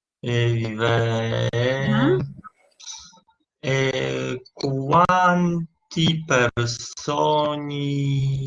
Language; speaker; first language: Italian; non-native, learner; Polish